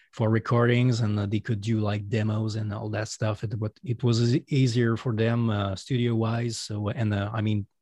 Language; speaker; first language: English; non-native, fluent; French